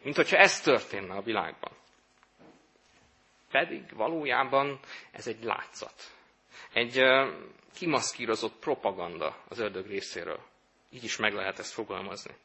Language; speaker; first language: Hungarian; native; Hungarian